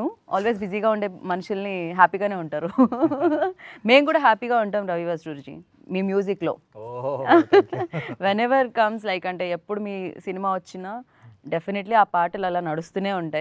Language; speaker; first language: Telugu; native; Telugu